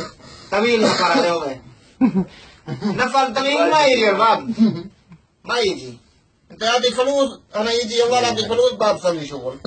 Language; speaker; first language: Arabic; non-native, learner; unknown